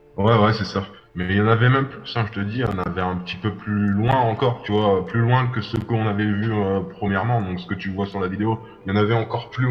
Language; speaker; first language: French; native; French